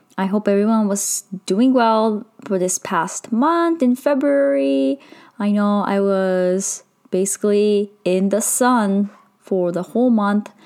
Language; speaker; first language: English; native; English